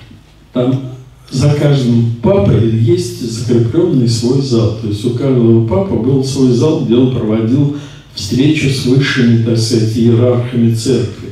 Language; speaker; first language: Czech; non-native, learner; Russian